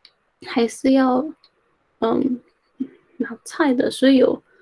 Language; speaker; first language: Chinese; early bilingual, heritage; Chinese